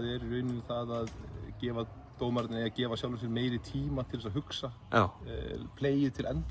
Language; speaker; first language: Icelandic; non-native, fluent; Lithuanian